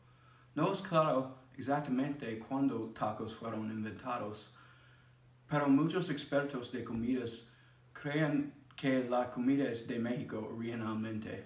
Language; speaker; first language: Spanish; non-native, learner; English